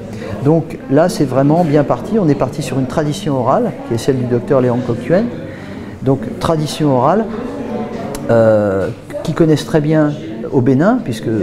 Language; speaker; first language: French; native; French